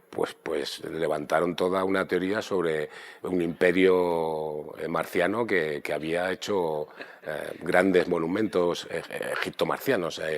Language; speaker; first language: Spanish; native; Spanish